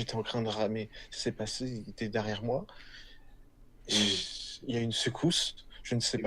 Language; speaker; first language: French; native; French